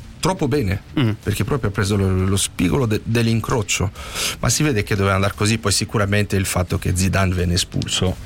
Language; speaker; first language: Italian; non-native, fluent; French